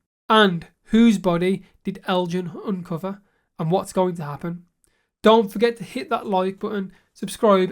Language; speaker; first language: English; native; English